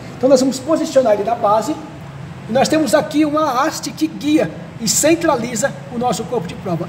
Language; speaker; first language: Portuguese; native; Portuguese